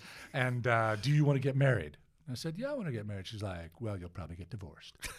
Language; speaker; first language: English; native; English